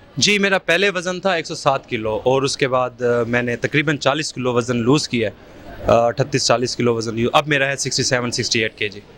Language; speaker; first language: Urdu; native; Urdu